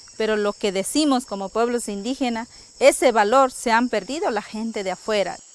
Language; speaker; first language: Spanish; non-native, local second language; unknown